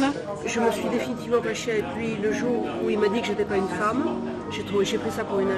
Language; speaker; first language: French; native; French